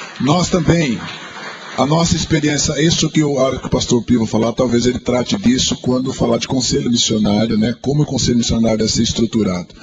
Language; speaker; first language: Portuguese; native; Portuguese